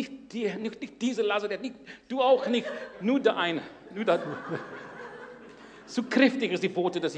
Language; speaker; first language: German; non-native, learner; English